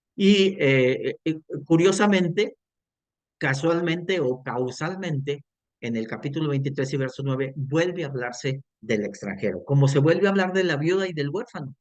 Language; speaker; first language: Spanish; native; Spanish